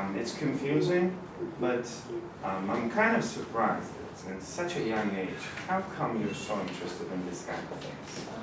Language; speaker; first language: English; non-native, fluent; Turkish